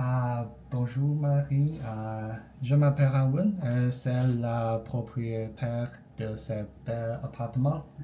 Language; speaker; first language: French; non-native, learner; Chinese